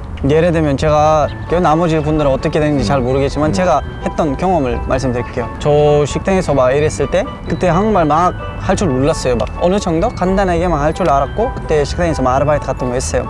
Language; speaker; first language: Korean; non-native, fluent; Uzbek